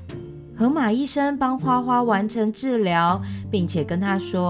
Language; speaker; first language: Chinese; native; Chinese